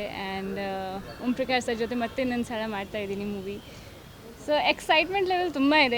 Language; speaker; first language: Kannada; non-native, fluent; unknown